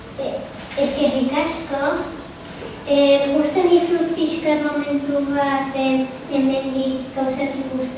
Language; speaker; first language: Basque; non-native, local second language; Spanish